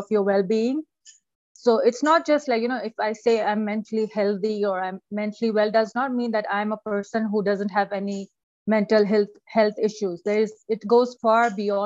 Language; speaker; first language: English; non-native, local second language; Urdu